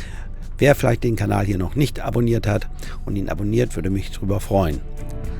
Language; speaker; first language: German; native; German